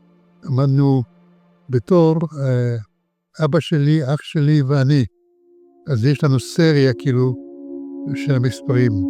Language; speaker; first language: Hebrew; non-native, fluent; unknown